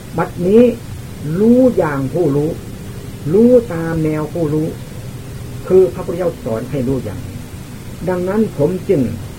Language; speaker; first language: Thai; non-native, local second language; Lao